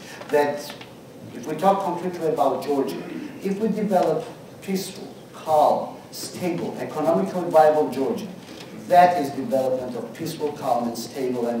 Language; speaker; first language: English; non-native, fluent; Georgian